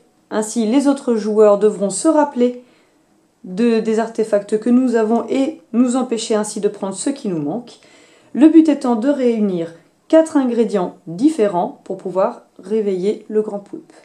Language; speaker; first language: French; native; French